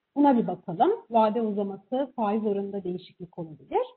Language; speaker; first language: Turkish; native; Turkish